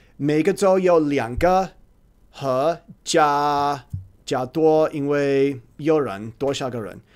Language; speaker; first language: Chinese; non-native, learner; English